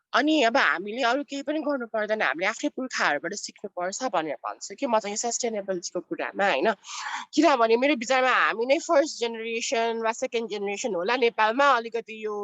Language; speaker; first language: Nepali; non-native, local second language; Newari